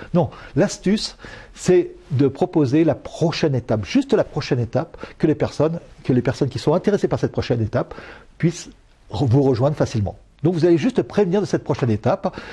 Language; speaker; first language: French; native; French